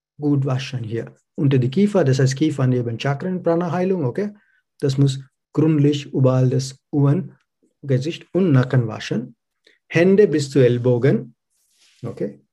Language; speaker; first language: German; non-native, learner; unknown